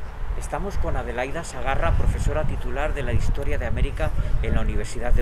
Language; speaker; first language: Spanish; native; Spanish